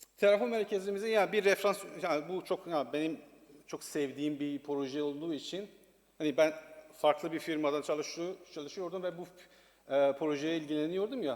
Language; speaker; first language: Turkish; non-native, learner; Persian